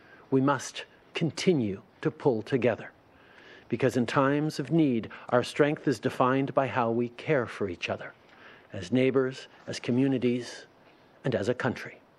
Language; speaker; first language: English; early bilingual, other home language; French